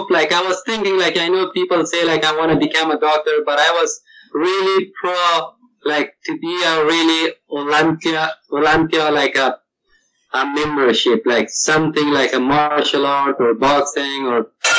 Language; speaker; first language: English; non-native, learner; Persian